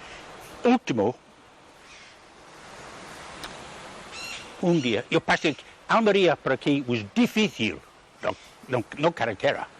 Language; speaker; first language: Spanish; non-native, learner; English